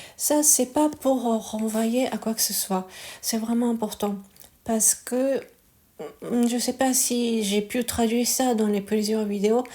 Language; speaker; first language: French; non-native, fluent; Japanese